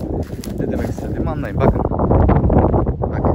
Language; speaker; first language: Turkish; native; Turkish